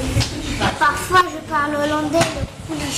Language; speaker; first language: French; non-native, local second language; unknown